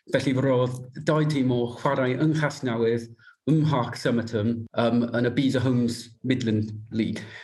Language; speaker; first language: Welsh; non-native, local second language; English